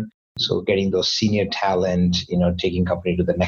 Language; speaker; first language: English; non-native, local second language; Hindi